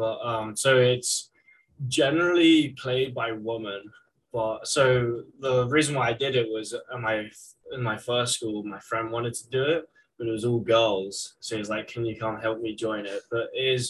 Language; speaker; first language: English; native; English